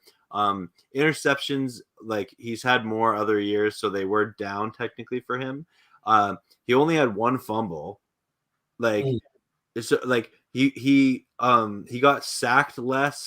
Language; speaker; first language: English; native; English